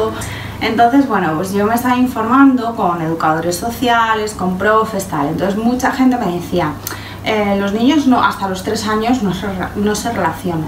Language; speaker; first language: Spanish; native; Spanish